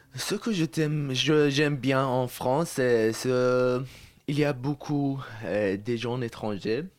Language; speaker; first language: French; non-native, learner; Persian